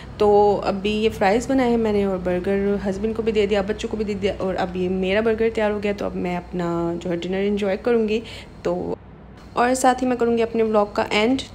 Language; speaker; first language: Urdu; native; Urdu